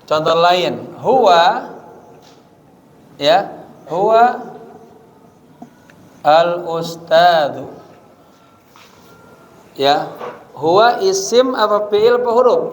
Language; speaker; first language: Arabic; non-native, fluent; Indonesian